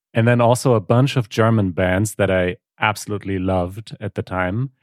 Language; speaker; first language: English; non-native, fluent; German